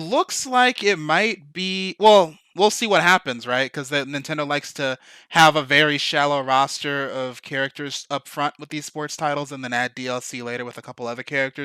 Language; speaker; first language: English; native; English